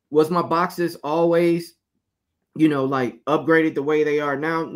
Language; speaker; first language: English; native; English